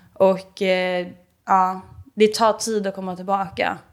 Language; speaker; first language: Swedish; native; Swedish